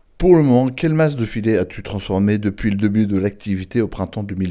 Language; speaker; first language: French; native; French